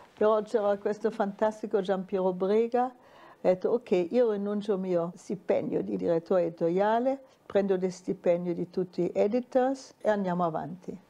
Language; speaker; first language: Italian; non-native, fluent; German